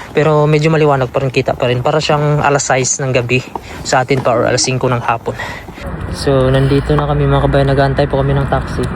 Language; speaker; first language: Filipino; native; Filipino